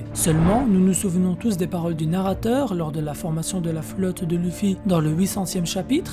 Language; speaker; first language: French; native; French